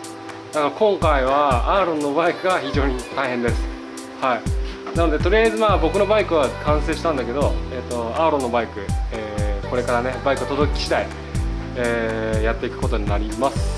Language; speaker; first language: Japanese; native; Japanese